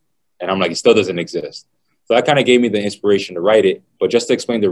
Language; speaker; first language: English; native; English